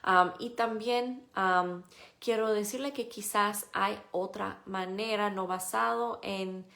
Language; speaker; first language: Spanish; non-native, fluent; English